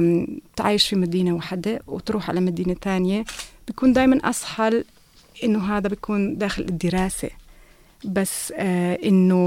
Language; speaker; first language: Arabic; non-native, fluent; German